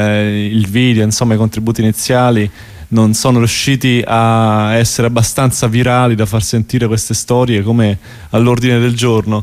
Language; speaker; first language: Italian; native; Italian